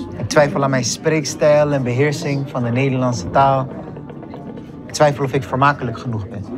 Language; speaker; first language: Dutch; early bilingual, other home language; Hebrew